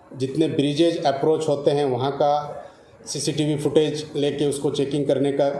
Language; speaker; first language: Hindi; non-native, local second language; Marathi